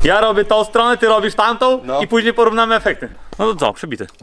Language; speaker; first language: Polish; native; Polish